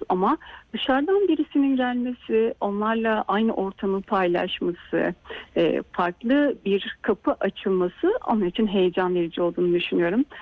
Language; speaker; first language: Turkish; native; Turkish